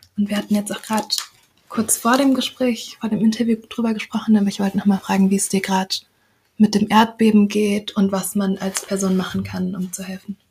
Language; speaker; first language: German; native; German